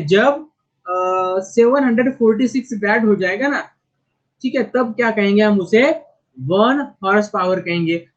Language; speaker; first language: Hindi; non-native, local second language; Marathi